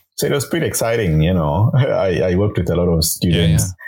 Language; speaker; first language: English; non-native, local second language; Bemba